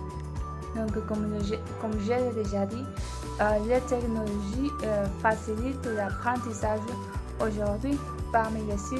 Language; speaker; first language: French; non-native, learner; Spanish